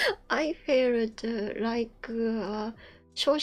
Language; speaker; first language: English; non-native, learner; Japanese